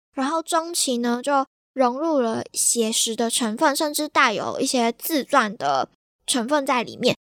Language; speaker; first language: Chinese; native; Chinese